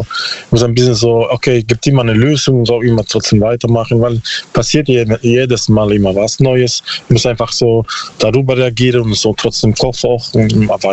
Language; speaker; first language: German; non-native, learner; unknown